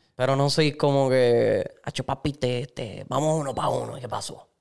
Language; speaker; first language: Spanish; native; Spanish